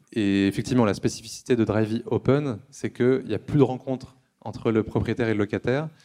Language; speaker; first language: French; native; French